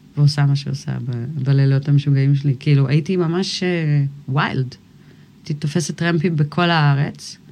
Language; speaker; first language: Hebrew; early bilingual, other home language; English